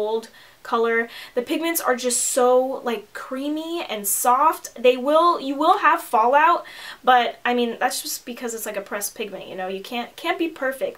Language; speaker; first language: English; native; English